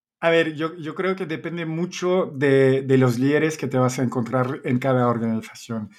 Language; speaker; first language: Spanish; non-native, fluent; French